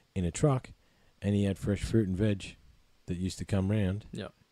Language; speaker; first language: English; native; English